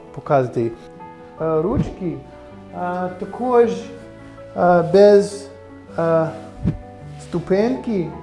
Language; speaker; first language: Ukrainian; non-native, learner; English